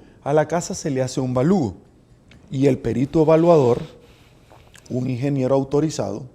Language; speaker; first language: Spanish; native; Spanish